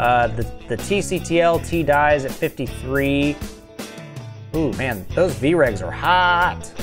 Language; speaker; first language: English; native; English